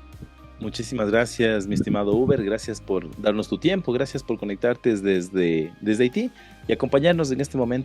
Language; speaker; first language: Spanish; native; Spanish